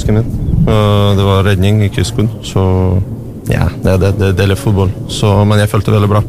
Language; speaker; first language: Norwegian; non-native, learner; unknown